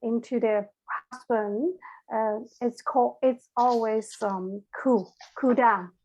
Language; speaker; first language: English; non-native, learner; Chinese